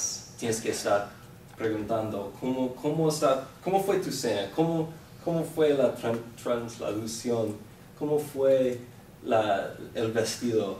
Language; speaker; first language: Spanish; non-native, fluent; English